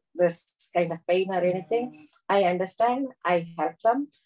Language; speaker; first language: English; non-native, local second language; Tamil